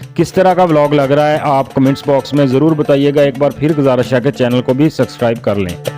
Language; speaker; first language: Urdu; non-native, local second language; Punjabi